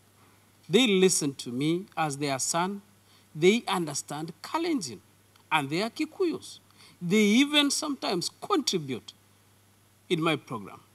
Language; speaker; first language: English; non-native, local second language; Kalenjin